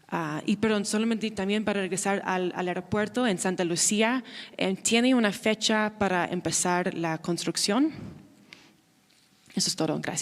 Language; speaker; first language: Spanish; non-native, fluent; English